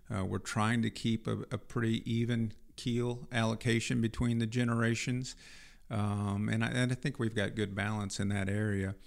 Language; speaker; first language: English; native; English